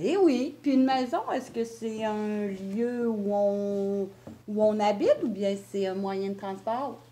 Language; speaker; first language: French; native; French